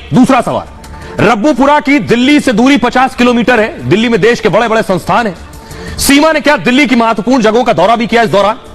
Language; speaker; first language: Hindi; native; Hindi